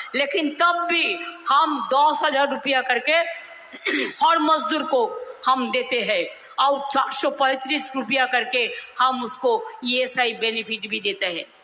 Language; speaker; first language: Hindi; non-native, local second language; Bangla